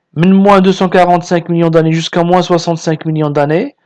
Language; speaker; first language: French; non-native, local second language; Arabic